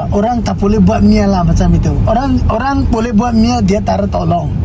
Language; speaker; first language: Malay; non-native, learner; Tedim Chin